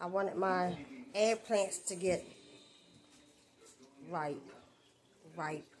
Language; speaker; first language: English; native; English